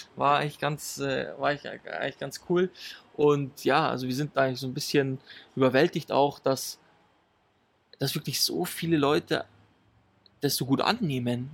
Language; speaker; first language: German; early bilingual, other home language; Italian